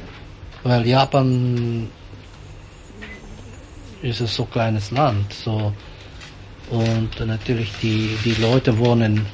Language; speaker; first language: German; non-native, fluent; Japanese